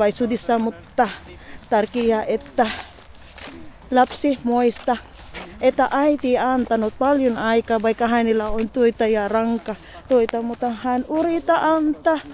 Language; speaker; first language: Finnish; non-native, learner; Filipino